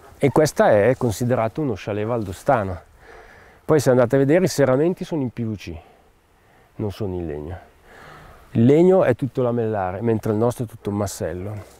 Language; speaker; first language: Italian; native; Italian